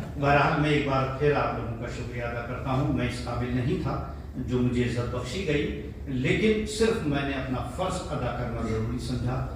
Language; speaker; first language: Urdu; native; Urdu